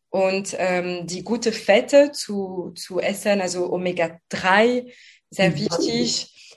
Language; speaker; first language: German; non-native, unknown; French